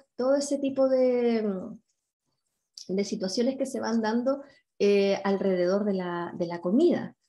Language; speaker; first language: Spanish; native; Spanish